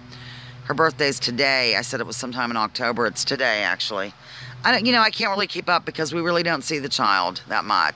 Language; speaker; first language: English; native; English